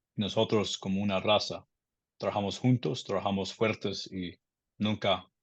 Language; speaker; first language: Spanish; early bilingual, other home language; English